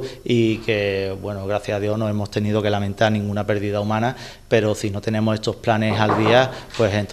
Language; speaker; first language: Spanish; native; Spanish